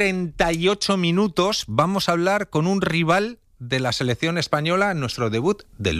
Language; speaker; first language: Spanish; native; Spanish